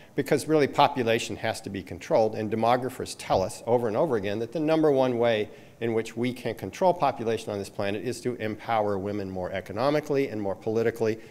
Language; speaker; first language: English; native; English